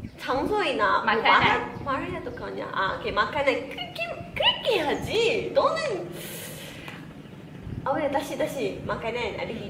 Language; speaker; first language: Korean; non-native, learner; Malay